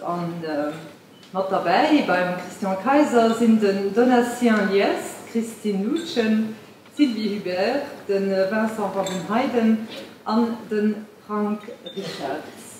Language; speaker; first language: German; non-native, local second language; Luxembourgish